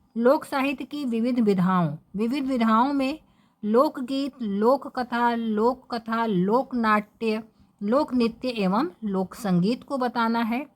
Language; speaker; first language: Hindi; native; Hindi